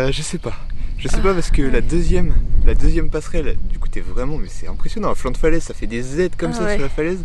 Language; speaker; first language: French; native; French